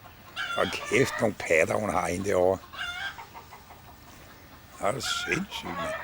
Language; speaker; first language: Danish; native; Danish